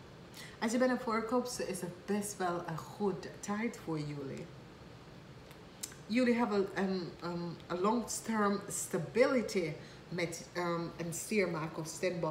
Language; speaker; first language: Dutch; non-native, fluent; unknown